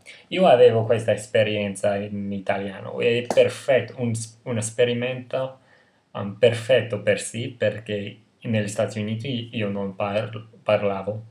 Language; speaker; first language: Italian; non-native, fluent; English